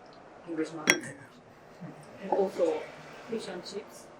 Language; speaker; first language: English; non-native, learner; Japanese